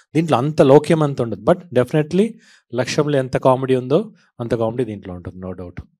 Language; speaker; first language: Telugu; native; Telugu